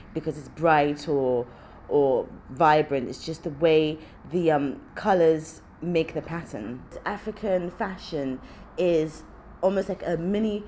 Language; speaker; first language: English; early bilingual, other home language; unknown